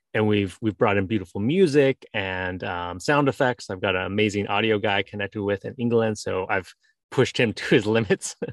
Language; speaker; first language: English; native; English